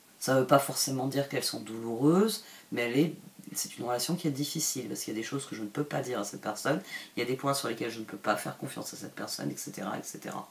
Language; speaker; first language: French; native; French